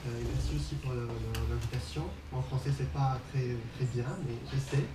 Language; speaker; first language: French; non-native, learner; Arabic